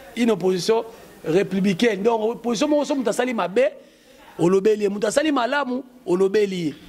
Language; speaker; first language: Lingala; native; Lingala